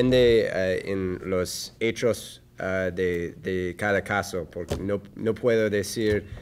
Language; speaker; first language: Spanish; non-native, learner; English